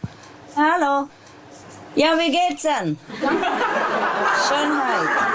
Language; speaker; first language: German; non-native, learner; Vietnamese